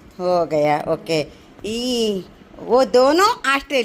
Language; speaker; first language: Hindi; non-native, local second language; Telugu